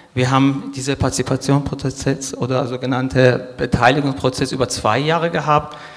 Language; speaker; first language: German; non-native, fluent; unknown